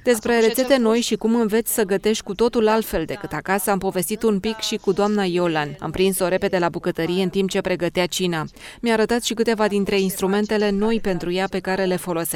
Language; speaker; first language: Romanian; native; Romanian